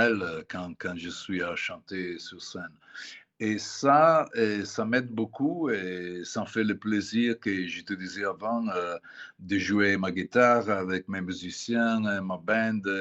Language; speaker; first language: French; non-native, fluent; Italian